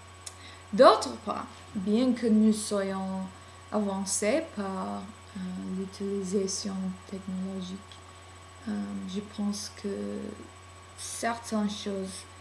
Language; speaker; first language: French; non-native, learner; English